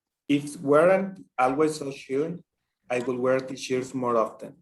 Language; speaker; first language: English; non-native, learner; Spanish